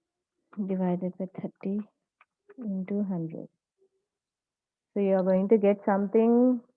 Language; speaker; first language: English; non-native, local second language; Telugu